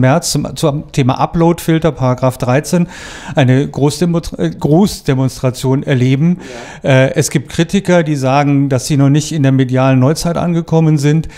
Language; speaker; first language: German; native; German